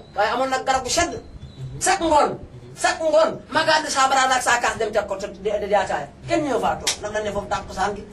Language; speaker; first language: Wolof; non-native, local second language; Fula